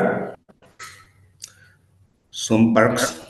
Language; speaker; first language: English; non-native, learner; Spanish